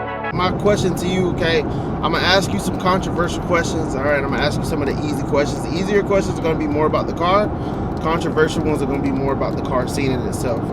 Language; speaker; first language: English; native; English